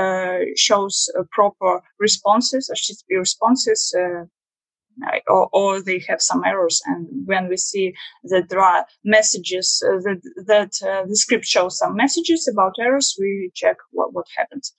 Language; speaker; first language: English; non-native, learner; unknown